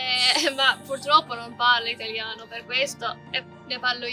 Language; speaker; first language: Italian; non-native, learner; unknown